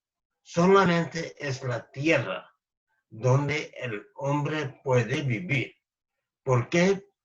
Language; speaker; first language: Spanish; non-native, fluent; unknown